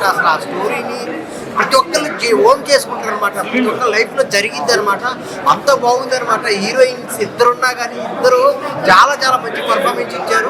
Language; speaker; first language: Telugu; native; Telugu